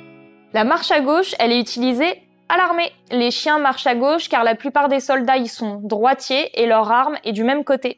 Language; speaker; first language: French; native; French